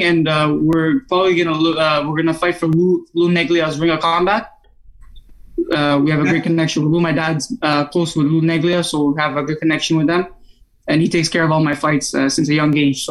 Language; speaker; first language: English; non-native, fluent; Italian